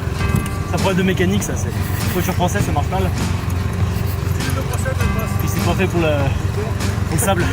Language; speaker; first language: French; native; French